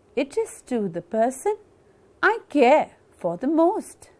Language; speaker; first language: English; non-native, local second language; Punjabi